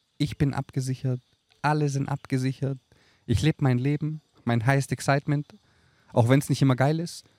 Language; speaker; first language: German; early bilingual, other home language; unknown